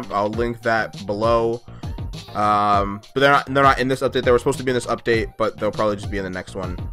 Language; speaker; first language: English; native; English